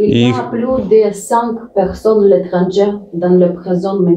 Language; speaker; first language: French; non-native, learner; Russian